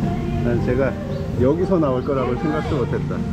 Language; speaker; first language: Korean; native; Korean